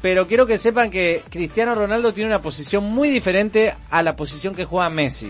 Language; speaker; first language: Spanish; native; Spanish